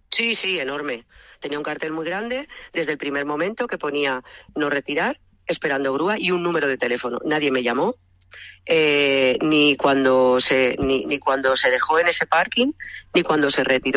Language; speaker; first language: Spanish; native; Spanish